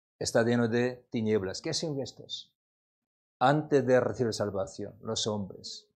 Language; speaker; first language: Spanish; non-native, learner; Korean